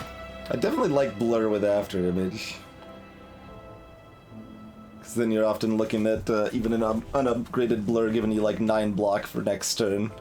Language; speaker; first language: English; native; English